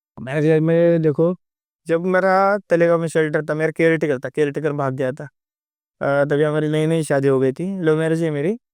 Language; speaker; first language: Hindi; non-native, local second language; Marathi